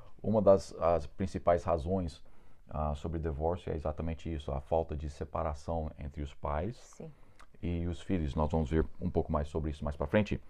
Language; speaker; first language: Portuguese; non-native, fluent; English